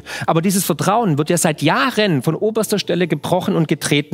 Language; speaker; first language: German; native; German